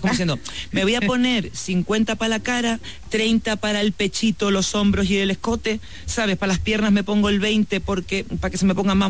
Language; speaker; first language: Spanish; native; Spanish